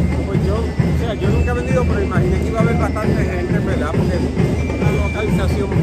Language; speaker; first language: Spanish; native; Spanish